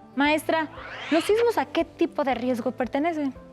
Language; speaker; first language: Spanish; native; Spanish